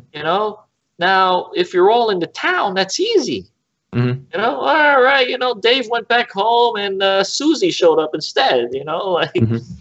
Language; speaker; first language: English; native; English